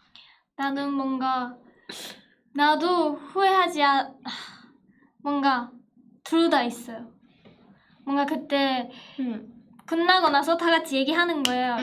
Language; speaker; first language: Korean; non-native, fluent; Japanese